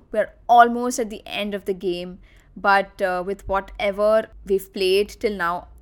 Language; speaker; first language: English; non-native, local second language; Marathi